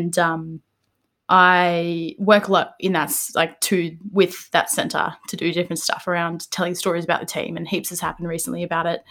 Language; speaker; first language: English; native; English